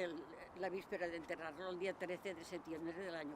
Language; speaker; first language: Spanish; native; Spanish